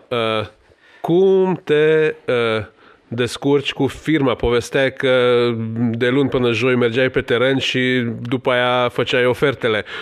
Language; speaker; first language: Romanian; non-native, local second language; Hungarian